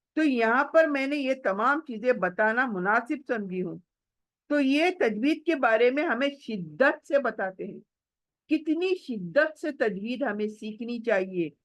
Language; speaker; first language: Urdu; native; Urdu